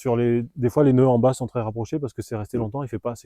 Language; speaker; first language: French; native; French